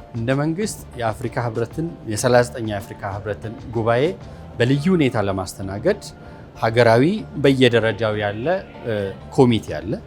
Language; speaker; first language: Amharic; native; Amharic